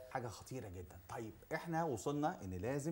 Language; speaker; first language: Arabic; native; Arabic